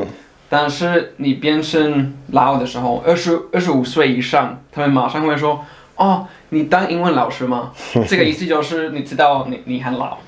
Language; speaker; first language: Chinese; non-native, fluent; Swedish